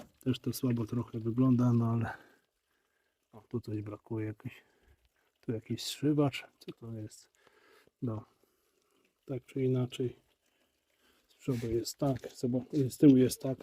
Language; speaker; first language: Polish; native; Polish